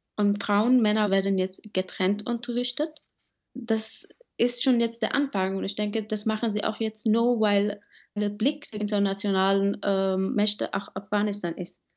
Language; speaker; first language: German; early bilingual, other home language; Persian